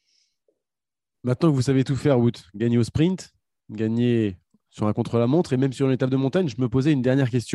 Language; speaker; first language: French; native; French